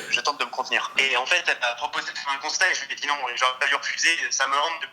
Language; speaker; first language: French; native; French